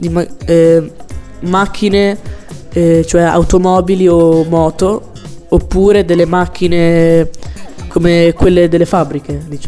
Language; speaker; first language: Italian; native; Italian